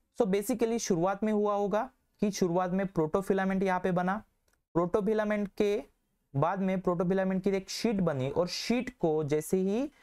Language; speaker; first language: Hindi; non-native, local second language; Marathi